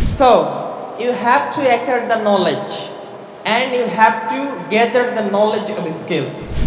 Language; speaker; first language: English; non-native, local second language; Bangla